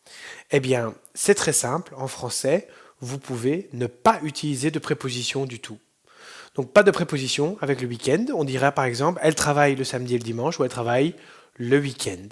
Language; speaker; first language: French; non-native, fluent; Dutch